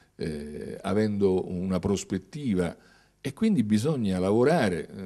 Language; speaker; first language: Italian; native; Italian